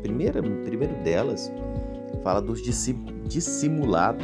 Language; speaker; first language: Portuguese; native; Portuguese